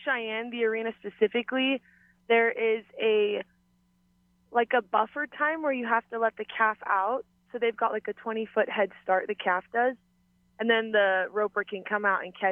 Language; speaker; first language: English; native; English